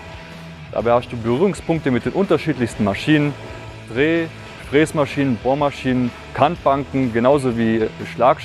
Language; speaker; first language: German; native; German